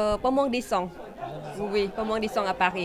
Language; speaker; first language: French; non-native, fluent; Thai